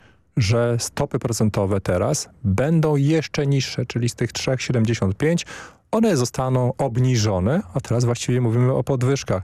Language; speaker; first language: Polish; native; Polish